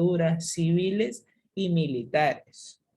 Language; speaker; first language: Spanish; native; Spanish